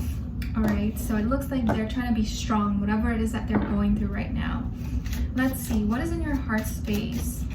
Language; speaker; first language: English; native; English